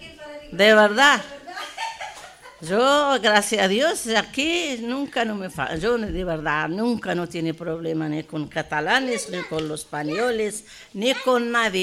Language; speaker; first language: Spanish; non-native, learner; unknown